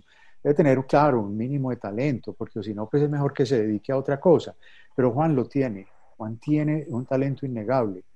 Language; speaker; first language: Spanish; native; Spanish